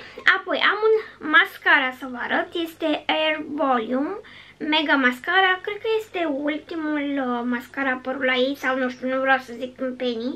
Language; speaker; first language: Romanian; native; Romanian